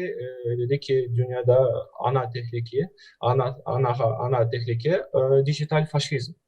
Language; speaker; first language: Turkish; non-native, fluent; Russian